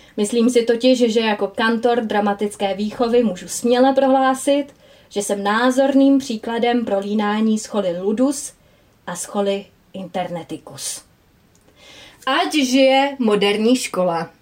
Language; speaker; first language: Czech; native; Czech